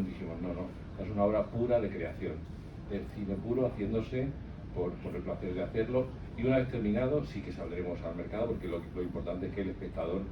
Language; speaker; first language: Spanish; native; Spanish